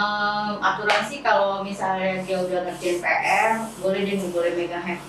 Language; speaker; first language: Indonesian; native; Indonesian